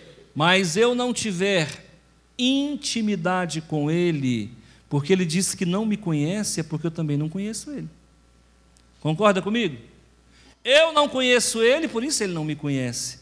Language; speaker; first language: Portuguese; native; Portuguese